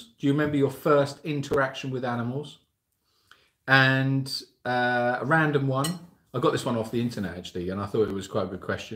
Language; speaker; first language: English; native; English